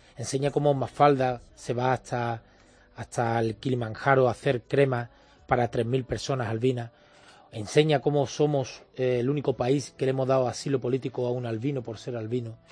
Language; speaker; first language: Spanish; native; Spanish